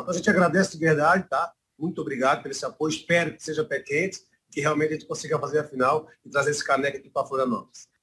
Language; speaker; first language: Portuguese; native; Portuguese